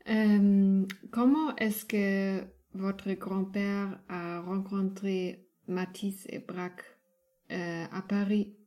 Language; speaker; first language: French; non-native, learner; German